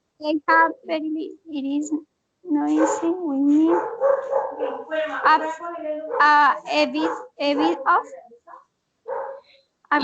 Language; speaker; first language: English; non-native, learner; Spanish